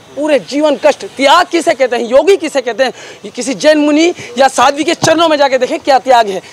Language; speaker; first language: Hindi; native; Hindi